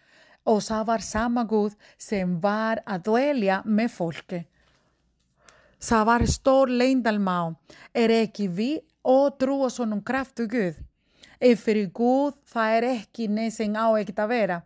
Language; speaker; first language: Icelandic; non-native, learner; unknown